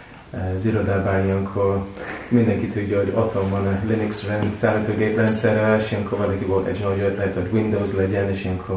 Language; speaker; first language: Hungarian; non-native, learner; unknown